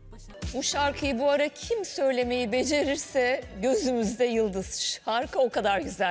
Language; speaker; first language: Turkish; native; Turkish